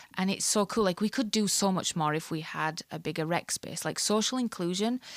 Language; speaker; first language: English; native; English